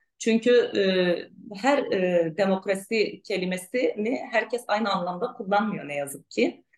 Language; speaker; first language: Turkish; non-native, local second language; Arabic